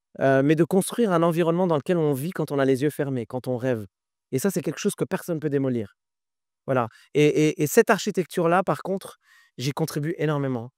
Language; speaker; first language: French; early bilingual, other home language; Arabic